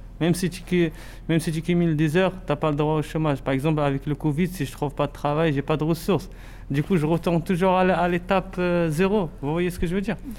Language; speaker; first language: French; non-native, local second language; Arabic